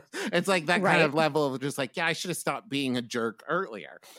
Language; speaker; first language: English; native; English